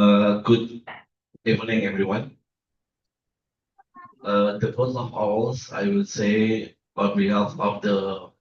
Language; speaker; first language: English; non-native, learner; Indonesian